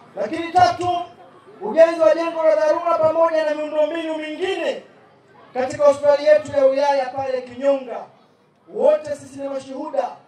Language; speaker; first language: Swahili; native; Swahili